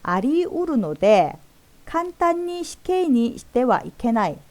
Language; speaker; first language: Japanese; non-native, fluent; Korean